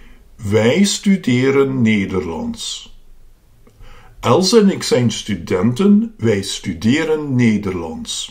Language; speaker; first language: Dutch; non-native, fluent; Russian